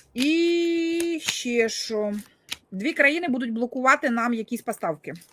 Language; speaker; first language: Ukrainian; non-native, local second language; Russian